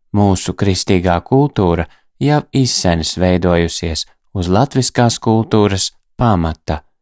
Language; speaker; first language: Latvian; native; Latvian